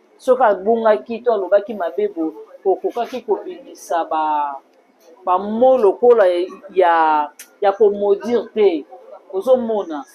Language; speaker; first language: Lingala; native; Lingala